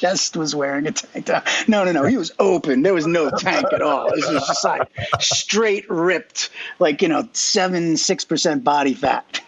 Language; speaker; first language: English; native; English